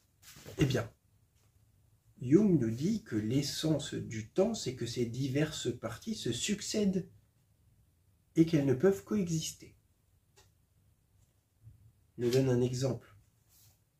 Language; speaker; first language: French; native; French